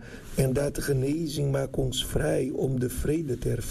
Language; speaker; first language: Dutch; non-native, fluent; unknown